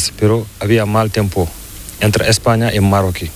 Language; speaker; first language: Spanish; non-native, learner; Fula